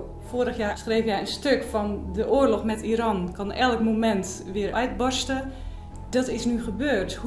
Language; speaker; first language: Dutch; native; Dutch